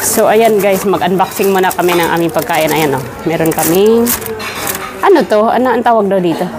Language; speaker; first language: Filipino; non-native, local second language; Waray